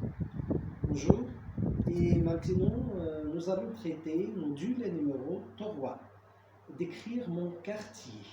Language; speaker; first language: French; non-native, fluent; Arabic